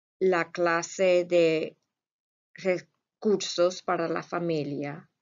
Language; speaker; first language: Spanish; non-native, fluent; English